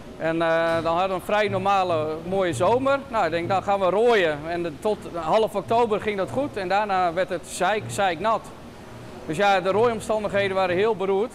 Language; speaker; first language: Dutch; native; Dutch